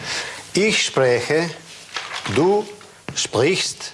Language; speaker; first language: German; non-native, fluent; Russian